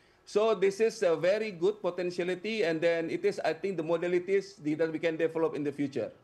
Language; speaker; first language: English; non-native, fluent; Indonesian